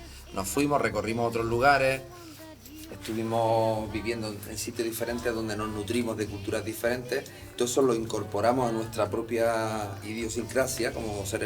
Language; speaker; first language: Spanish; native; Spanish